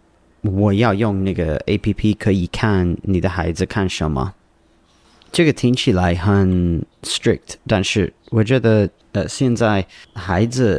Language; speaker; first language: Chinese; non-native, learner; English